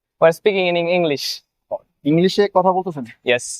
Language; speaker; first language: English; non-native, learner; Bangla